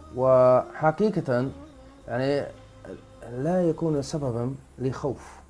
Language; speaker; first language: Arabic; non-native, fluent; Dutch